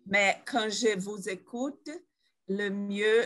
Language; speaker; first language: French; non-native, fluent; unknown